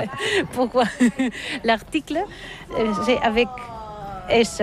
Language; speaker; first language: French; non-native, learner; Catalan